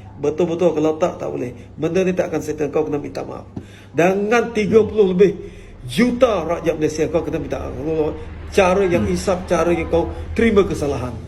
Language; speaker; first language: Malay; native; Malay